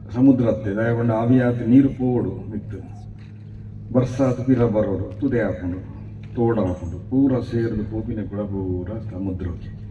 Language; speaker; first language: Kannada; non-native, local second language; Tulu